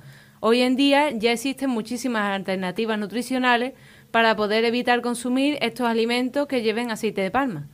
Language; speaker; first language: Spanish; native; Spanish